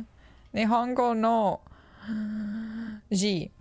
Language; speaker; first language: Japanese; non-native, learner; English